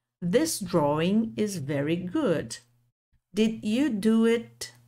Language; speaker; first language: English; non-native, fluent; Portuguese